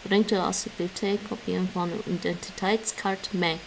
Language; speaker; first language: Dutch; non-native, learner; English